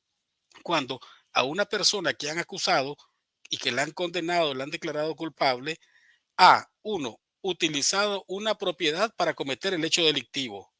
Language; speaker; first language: Spanish; native; Spanish